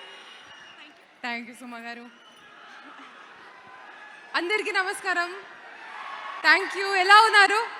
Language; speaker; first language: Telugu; non-native, learner; Kannada